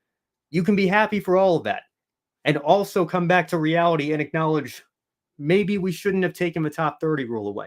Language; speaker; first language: English; native; English